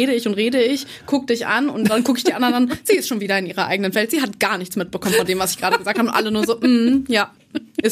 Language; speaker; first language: German; native; German